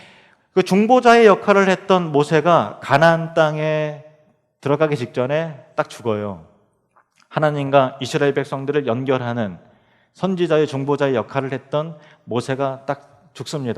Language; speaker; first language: Korean; native; Korean